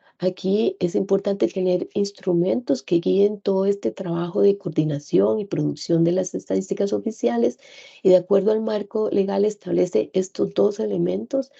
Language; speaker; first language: Spanish; native; Spanish